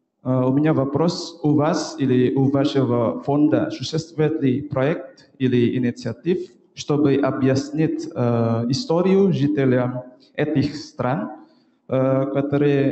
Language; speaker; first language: Russian; non-native, fluent; Indonesian